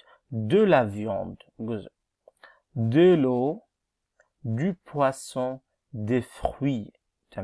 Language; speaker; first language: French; non-native, fluent; Arabic